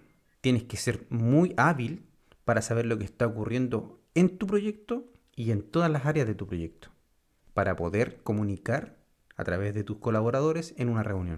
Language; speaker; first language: Spanish; native; Spanish